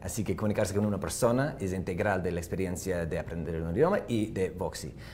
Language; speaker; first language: Spanish; non-native, fluent; English